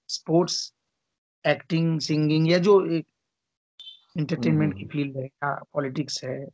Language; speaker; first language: Hindi; native; Hindi